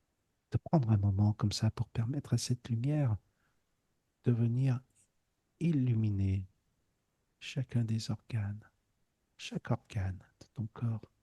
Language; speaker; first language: French; native; French